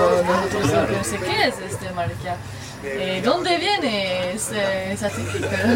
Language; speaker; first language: Spanish; non-native, learner; French